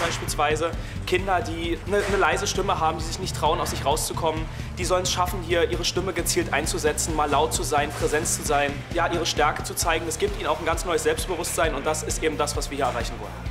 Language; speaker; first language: German; native; German